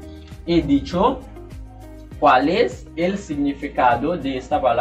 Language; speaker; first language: Spanish; non-native, learner; Haitian Creole